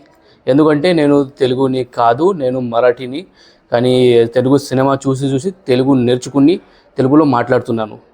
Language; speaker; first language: Telugu; non-native, learner; Marathi